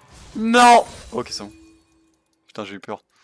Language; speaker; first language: French; native; French